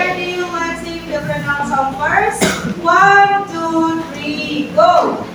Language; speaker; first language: English; non-native, fluent; Indonesian